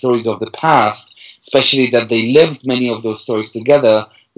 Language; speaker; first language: English; non-native, fluent; Arabic